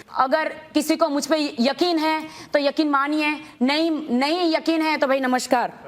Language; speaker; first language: Hindi; native; Hindi